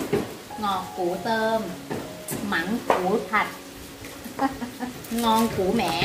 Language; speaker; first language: Vietnamese; non-native, learner; Thai